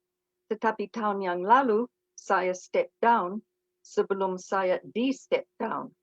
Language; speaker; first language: Indonesian; non-native, fluent; English